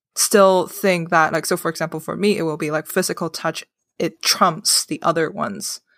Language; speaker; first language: English; non-native, local second language; Cantonese